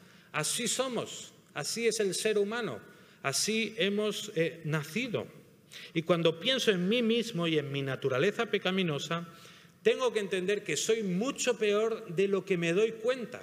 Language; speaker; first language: Spanish; native; Spanish